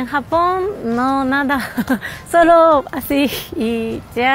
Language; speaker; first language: Spanish; non-native, learner; Japanese